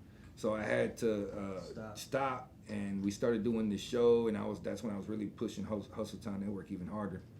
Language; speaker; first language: English; native; English